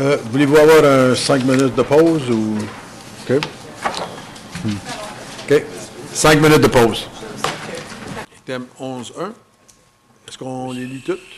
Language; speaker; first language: French; native; French